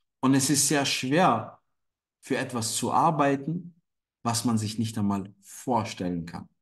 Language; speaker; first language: German; non-native, fluent; Turkish